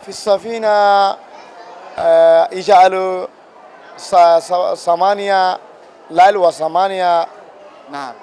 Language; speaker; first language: Arabic; non-native, learner; Rohingya